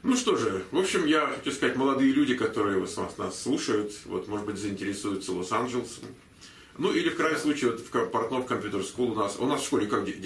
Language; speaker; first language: Russian; native; Russian